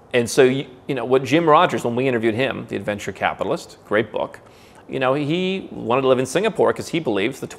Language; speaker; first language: English; native; English